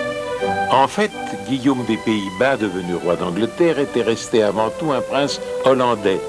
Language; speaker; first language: French; early bilingual, other home language; Russian